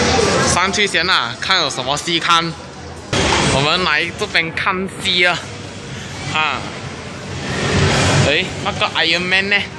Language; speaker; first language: Chinese; native; Chinese